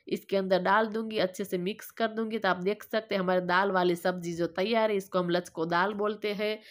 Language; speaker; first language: Hindi; non-native, local second language; Gujarati